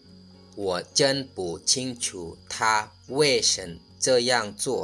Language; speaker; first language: Chinese; non-native, fluent; Lao